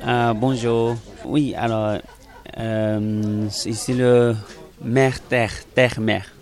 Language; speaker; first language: French; non-native, learner; Tibetan